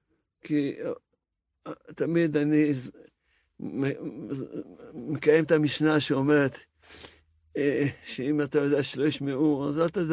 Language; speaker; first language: Hebrew; non-native, fluent; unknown